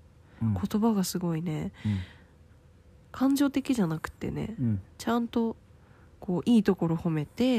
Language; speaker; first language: Japanese; native; Japanese